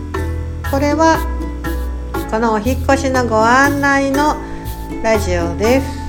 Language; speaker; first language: Japanese; native; Japanese